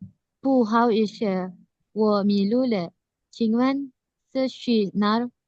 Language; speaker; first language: Chinese; non-native, learner; Indonesian